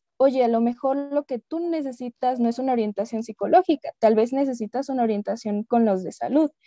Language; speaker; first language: Spanish; native; Spanish